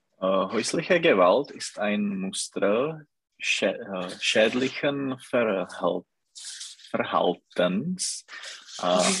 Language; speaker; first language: German; non-native, learner; Czech